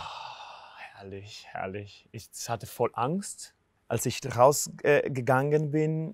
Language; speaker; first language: German; non-native, fluent; Spanish